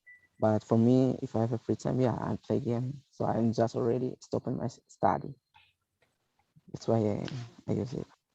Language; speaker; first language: English; non-native, learner; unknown